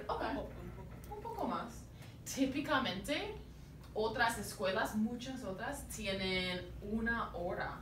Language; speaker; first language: Spanish; non-native, fluent; English